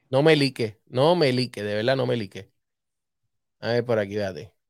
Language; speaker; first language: Spanish; native; Spanish